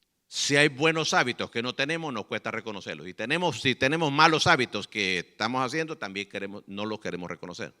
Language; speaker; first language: Spanish; native; Spanish